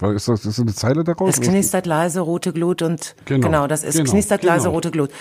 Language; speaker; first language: German; native; German